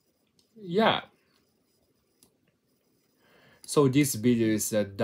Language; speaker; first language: English; non-native, learner; Japanese